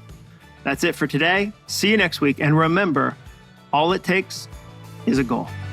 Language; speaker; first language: English; native; English